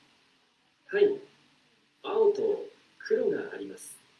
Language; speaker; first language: Japanese; non-native, learner; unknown